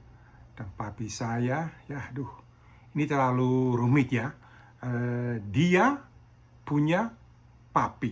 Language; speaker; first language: Indonesian; early bilingual, heritage; Dutch